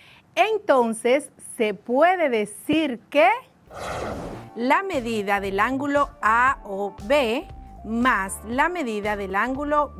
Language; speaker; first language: Spanish; native; Spanish